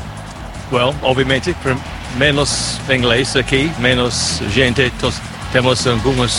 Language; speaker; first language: Portuguese; non-native, learner; English